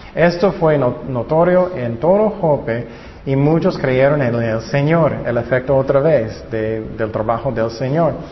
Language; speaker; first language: Spanish; non-native, fluent; English